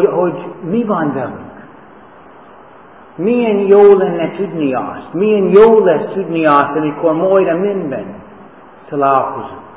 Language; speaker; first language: Hungarian; non-native, learner; English